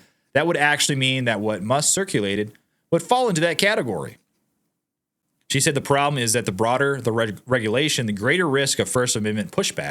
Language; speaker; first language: English; native; English